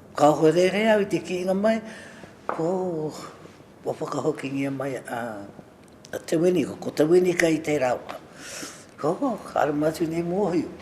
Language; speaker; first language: Māori; native; Māori